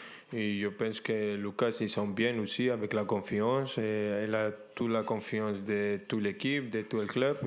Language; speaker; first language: French; non-native, fluent; Spanish